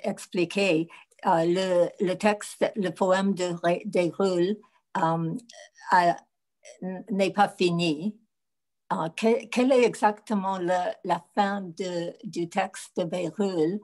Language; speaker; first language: French; non-native, fluent; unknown